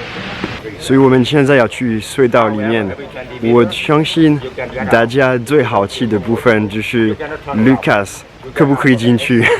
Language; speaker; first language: Chinese; non-native, fluent; French